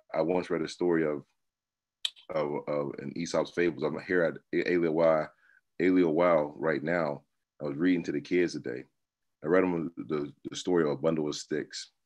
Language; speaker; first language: English; native; English